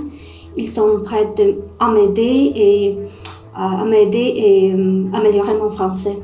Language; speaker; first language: French; non-native, fluent; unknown